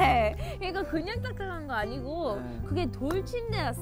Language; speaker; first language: Korean; early bilingual, heritage; English